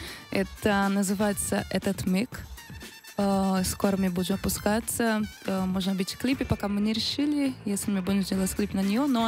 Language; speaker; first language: Russian; non-native, learner; Portuguese